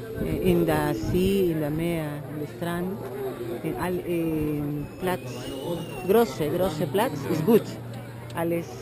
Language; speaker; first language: German; non-native, learner; Spanish